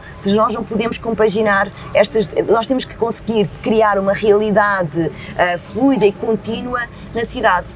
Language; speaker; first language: Portuguese; early bilingual, other home language; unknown